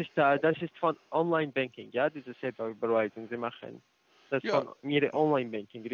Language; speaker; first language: German; non-native, learner; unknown